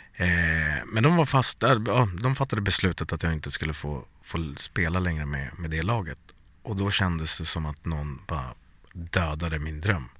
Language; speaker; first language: Swedish; native; Swedish